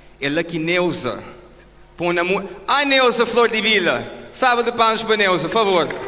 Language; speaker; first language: Portuguese; non-native, local second language; Kabuverdianu